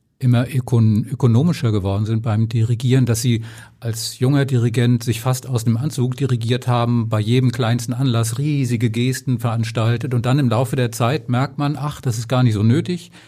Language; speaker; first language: German; native; German